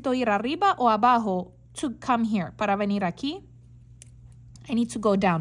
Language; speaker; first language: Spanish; non-native, learner; English